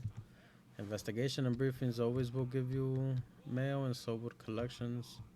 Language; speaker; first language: English; native; English